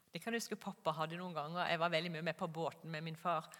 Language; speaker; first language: Norwegian; native; Norwegian